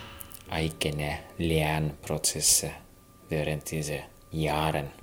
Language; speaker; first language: German; non-native, fluent; Finnish